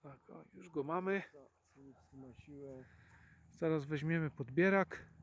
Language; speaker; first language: Polish; native; Polish